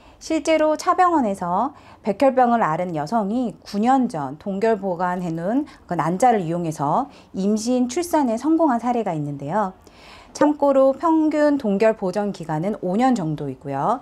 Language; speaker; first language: Korean; native; Korean